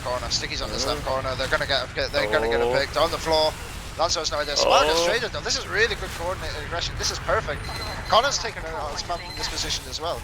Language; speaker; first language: English; native; English